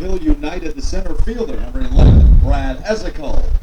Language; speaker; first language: English; native; English